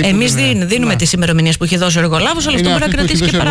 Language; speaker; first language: Greek; native; Greek